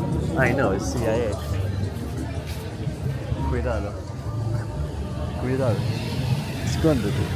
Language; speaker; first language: Spanish; non-native, fluent; Swedish